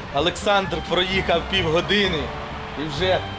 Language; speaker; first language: Ukrainian; native; Ukrainian